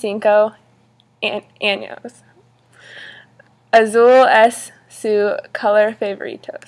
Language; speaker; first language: Spanish; non-native, learner; English